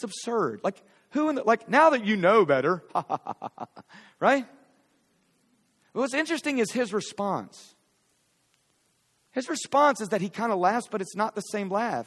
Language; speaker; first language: English; native; English